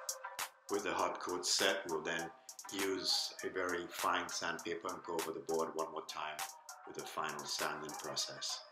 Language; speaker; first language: English; native; English